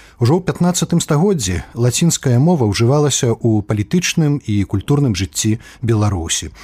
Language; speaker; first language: Belarusian; native; Belarusian